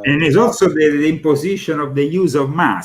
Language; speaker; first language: English; non-native, fluent; Italian